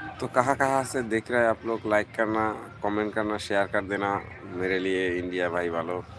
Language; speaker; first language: Hindi; non-native, fluent; Bangla